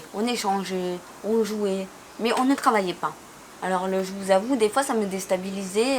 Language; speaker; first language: French; native; French